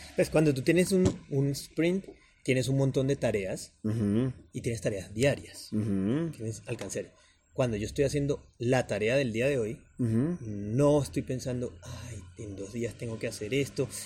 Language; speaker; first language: Spanish; native; Spanish